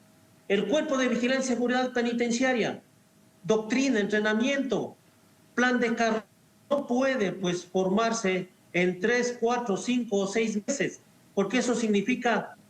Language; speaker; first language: Spanish; native; Spanish